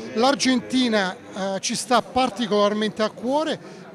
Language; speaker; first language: Italian; native; Italian